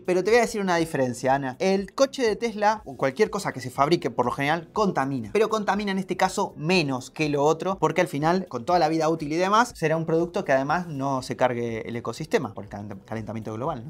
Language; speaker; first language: Spanish; native; Spanish